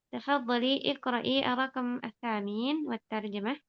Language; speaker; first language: Arabic; non-native, fluent; Indonesian